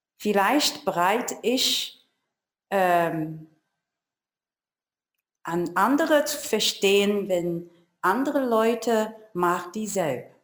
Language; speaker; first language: German; non-native, learner; Chinese